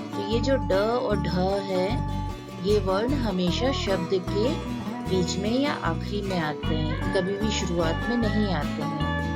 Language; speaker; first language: Hindi; native; Hindi